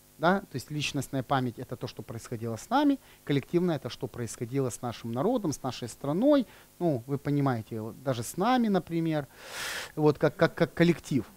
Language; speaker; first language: Russian; native; Russian